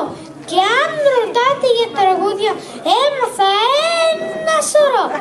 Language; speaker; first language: Greek; early bilingual, heritage; Greek